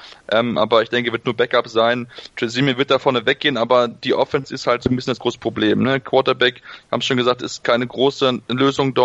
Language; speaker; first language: German; native; German